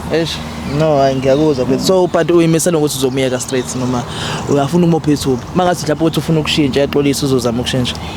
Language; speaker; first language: Zulu; native; Zulu